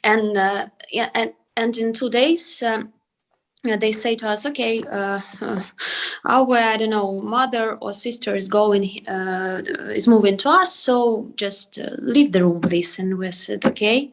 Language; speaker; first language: English; non-native, learner; Ukrainian